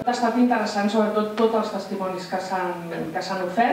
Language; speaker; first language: Catalan; native; Catalan